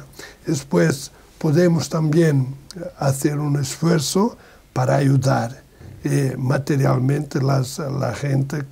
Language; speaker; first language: Spanish; non-native, learner; Portuguese